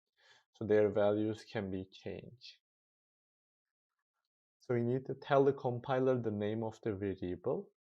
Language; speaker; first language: English; non-native, fluent; Turkish